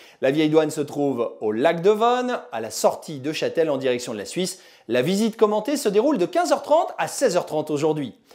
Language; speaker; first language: French; native; French